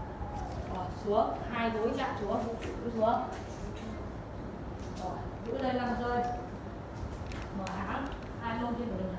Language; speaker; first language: Vietnamese; native; Vietnamese